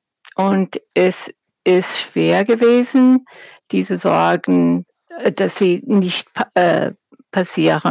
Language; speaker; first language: German; non-native, fluent; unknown